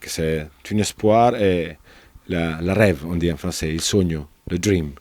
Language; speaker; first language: French; non-native, fluent; Italian